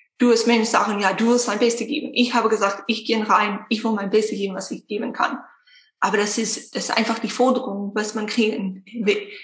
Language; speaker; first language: German; non-native, fluent; Afrikaans